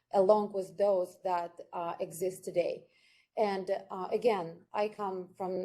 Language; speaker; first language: English; non-native, fluent; Ukrainian